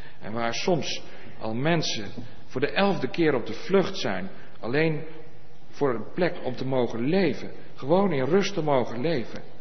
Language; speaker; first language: Dutch; native; Dutch